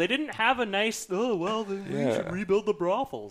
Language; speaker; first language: English; native; English